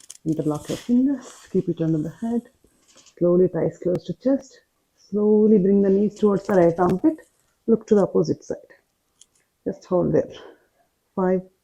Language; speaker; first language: English; non-native, local second language; Telugu